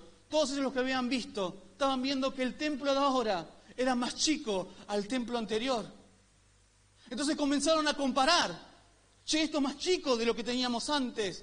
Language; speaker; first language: Spanish; native; Spanish